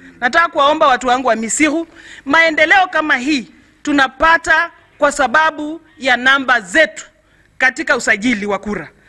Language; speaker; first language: Swahili; non-native, local second language; Luyia